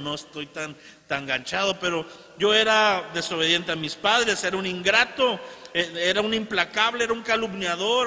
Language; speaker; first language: Spanish; native; Spanish